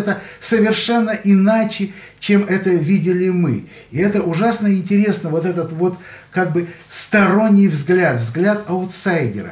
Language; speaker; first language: Russian; native; Russian